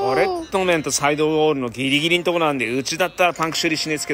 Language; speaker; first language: Japanese; native; Japanese